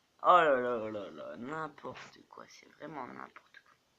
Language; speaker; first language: French; native; French